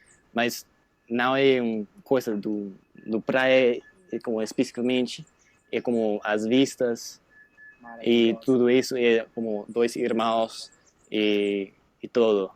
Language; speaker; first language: Portuguese; non-native, learner; English